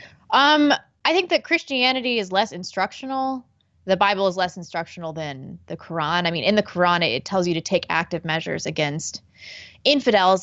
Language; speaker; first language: English; native; English